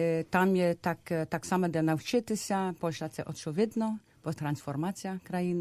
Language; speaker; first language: Ukrainian; early bilingual, heritage; Ukrainian